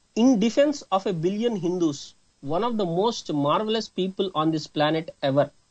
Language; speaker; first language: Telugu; native; Telugu